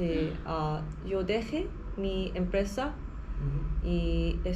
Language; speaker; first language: Spanish; non-native, learner; Korean